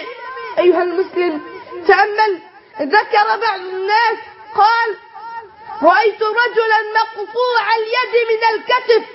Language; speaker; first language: Arabic; native; Arabic